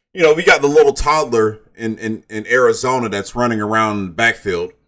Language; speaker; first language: English; native; English